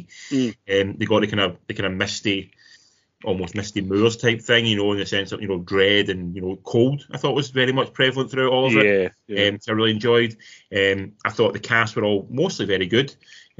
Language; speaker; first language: English; native; English